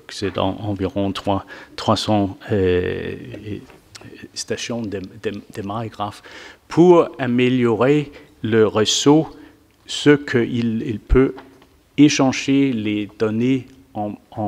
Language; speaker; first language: French; non-native, fluent; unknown